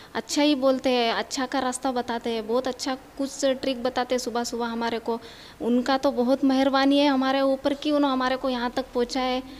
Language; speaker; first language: Hindi; non-native, local second language; Kannada